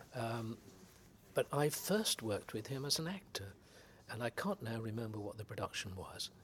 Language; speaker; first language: English; native; English